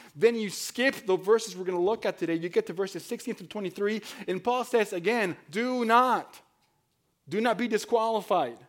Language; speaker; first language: English; non-native, fluent; Spanish